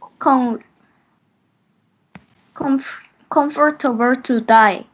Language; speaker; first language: English; non-native, learner; Korean